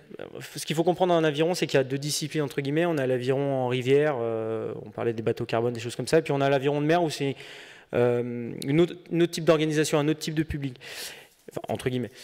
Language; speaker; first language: French; native; French